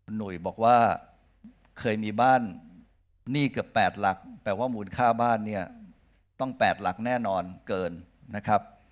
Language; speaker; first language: Thai; native; Thai